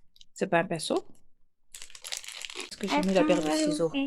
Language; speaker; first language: French; native; French